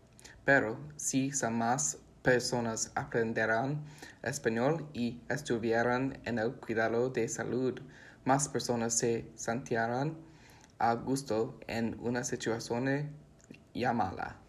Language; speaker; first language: Spanish; non-native, learner; English